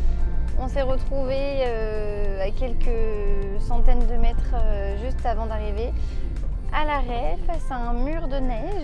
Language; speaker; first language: French; native; French